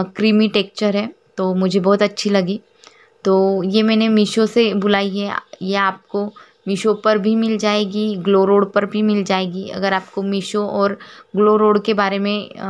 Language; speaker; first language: Hindi; non-native, local second language; Marathi